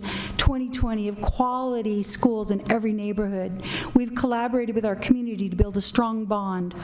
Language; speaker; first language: English; native; English